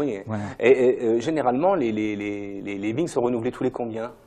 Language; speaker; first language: French; native; French